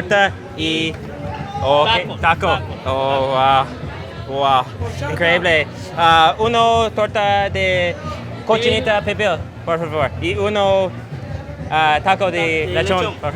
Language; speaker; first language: Spanish; non-native, learner; English